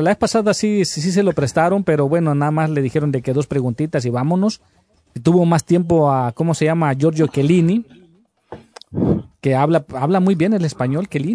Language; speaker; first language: Spanish; native; Spanish